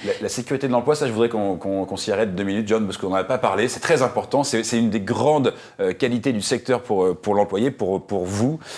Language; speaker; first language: French; native; French